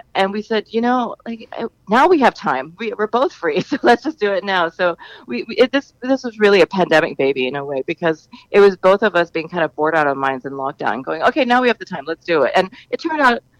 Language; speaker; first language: English; native; English